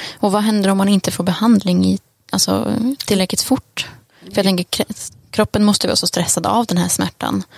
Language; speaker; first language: Swedish; native; Swedish